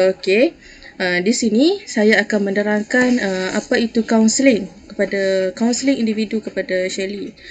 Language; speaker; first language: Malay; native; Malay